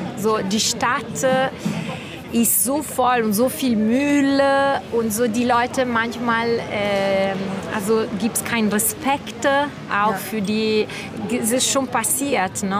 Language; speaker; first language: German; non-native, fluent; Italian